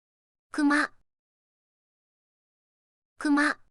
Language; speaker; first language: Japanese; native; Japanese